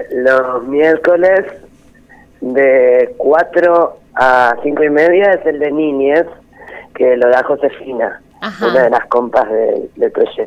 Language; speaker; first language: Spanish; native; Spanish